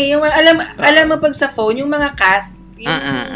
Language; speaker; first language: Filipino; native; Filipino